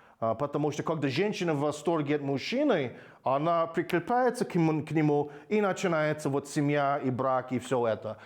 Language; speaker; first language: Russian; non-native, fluent; English